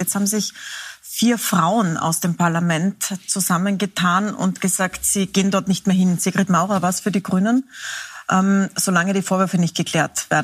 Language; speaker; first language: German; native; German